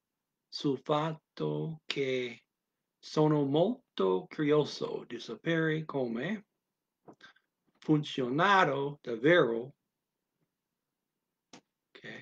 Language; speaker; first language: Italian; non-native, learner; Dutch